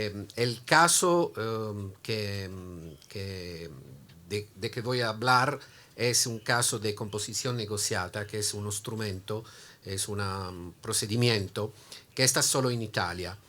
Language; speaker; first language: Spanish; non-native, learner; Italian